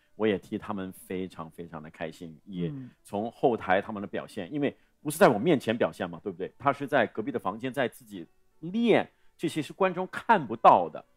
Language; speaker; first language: Chinese; non-native, local second language; Cantonese